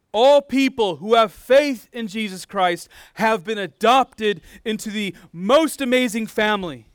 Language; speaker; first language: English; native; English